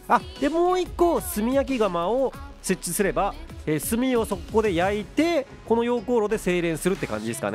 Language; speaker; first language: Japanese; native; Japanese